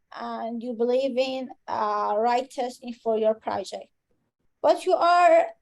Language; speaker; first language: English; non-native, fluent; Persian